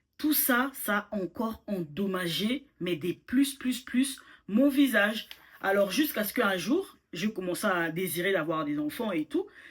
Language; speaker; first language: French; non-native, local second language; Lingala